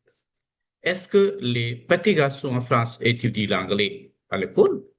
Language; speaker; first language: French; non-native, fluent; Hindi